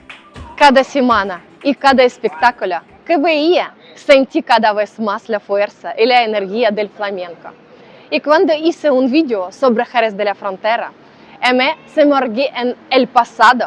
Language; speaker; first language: Spanish; non-native, fluent; Ukrainian